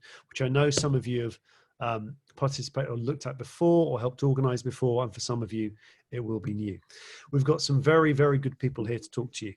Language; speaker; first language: English; native; English